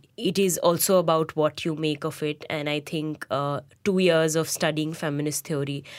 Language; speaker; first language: English; non-native, local second language; Hindi